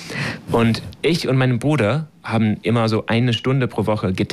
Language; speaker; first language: German; non-native, learner; English